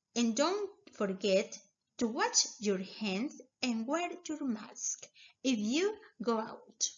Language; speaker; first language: English; non-native, fluent; Spanish